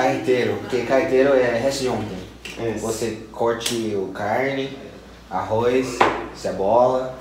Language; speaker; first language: Portuguese; non-native, fluent; English